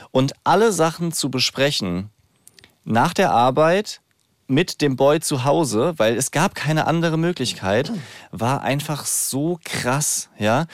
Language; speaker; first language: German; native; German